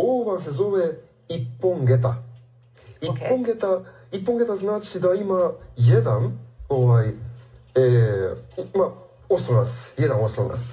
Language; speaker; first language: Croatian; non-native, fluent; Japanese